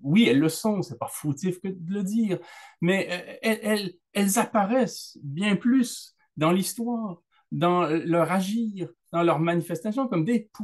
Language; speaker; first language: French; native; French